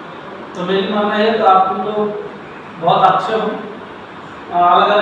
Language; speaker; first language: Hindi; non-native, local second language; Bangla